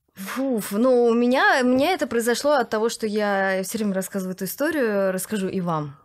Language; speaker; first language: Russian; native; Russian